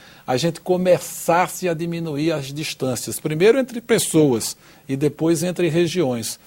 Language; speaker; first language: Portuguese; native; Portuguese